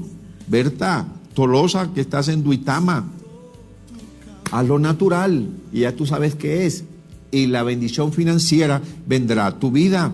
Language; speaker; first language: Spanish; native; Spanish